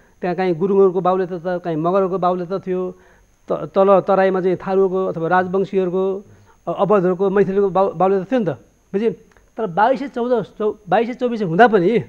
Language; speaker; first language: Nepali; native; Nepali